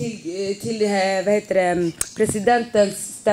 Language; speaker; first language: Swedish; non-native, fluent; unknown